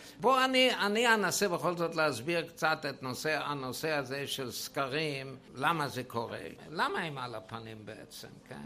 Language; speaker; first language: Hebrew; non-native, fluent; German